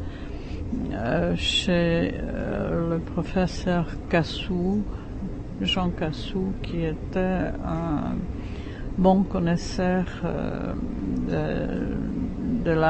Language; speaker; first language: French; non-native, fluent; Czech